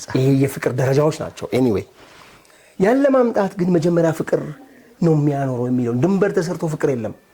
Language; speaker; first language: Amharic; non-native, local second language; Oromo